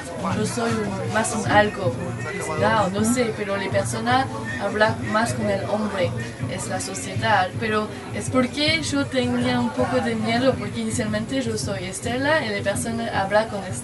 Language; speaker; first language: Spanish; non-native, learner; French